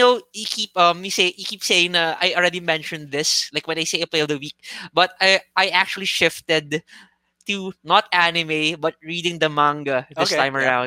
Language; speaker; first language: English; non-native, local second language; Filipino